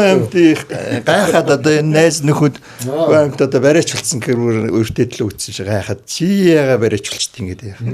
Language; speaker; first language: Mongolian; native; Mongolian